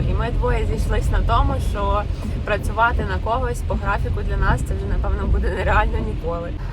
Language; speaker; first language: Ukrainian; non-native, local second language; Russian